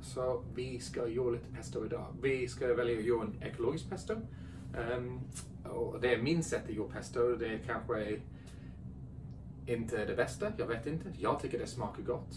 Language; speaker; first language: Swedish; non-native, fluent; English